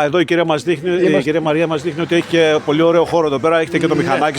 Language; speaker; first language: Greek; native; Greek